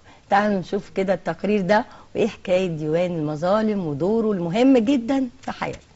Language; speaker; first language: Arabic; native; Arabic